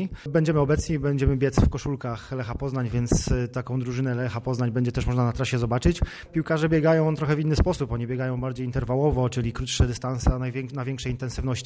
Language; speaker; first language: Polish; native; Polish